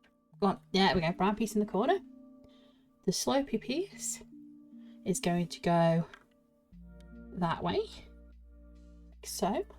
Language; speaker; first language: English; native; English